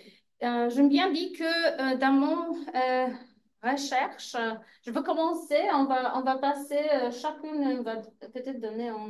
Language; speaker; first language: French; non-native, fluent; Polish